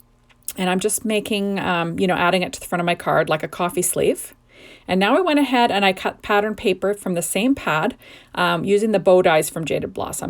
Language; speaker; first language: English; native; English